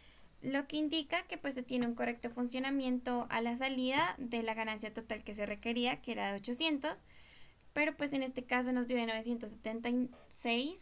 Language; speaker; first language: Spanish; native; Spanish